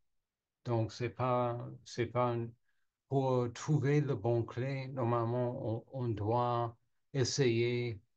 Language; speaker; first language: French; non-native, learner; English